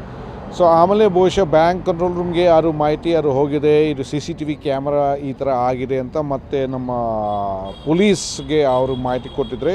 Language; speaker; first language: Kannada; non-native, fluent; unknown